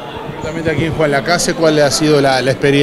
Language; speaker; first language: Spanish; native; Spanish